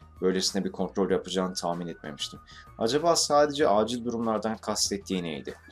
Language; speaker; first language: Turkish; native; Turkish